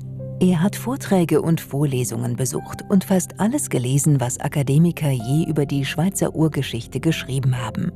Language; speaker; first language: German; native; German